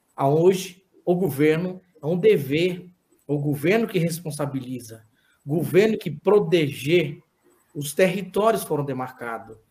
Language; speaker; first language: Portuguese; non-native, local second language; Yanomámi